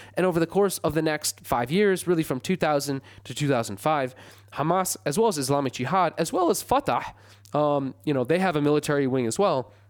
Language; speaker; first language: English; native; English